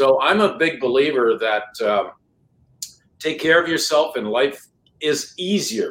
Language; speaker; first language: English; non-native, fluent; French